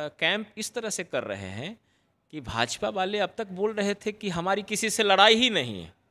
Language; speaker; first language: Hindi; native; Hindi